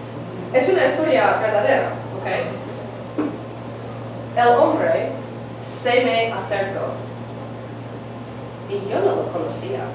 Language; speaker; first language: Spanish; non-native, fluent; English